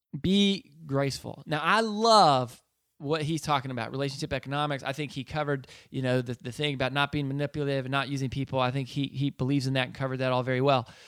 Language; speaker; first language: English; native; English